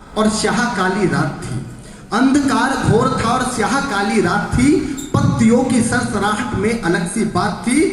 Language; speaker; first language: Hindi; native; Hindi